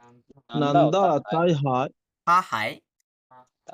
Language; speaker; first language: Chinese; non-native, learner; Bangla